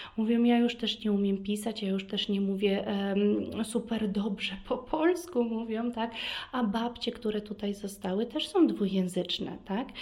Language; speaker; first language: Polish; early bilingual, heritage; Polish